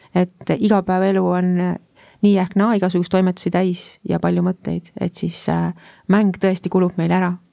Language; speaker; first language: Estonian; native; Estonian